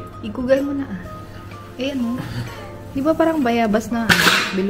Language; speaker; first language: Filipino; native; Filipino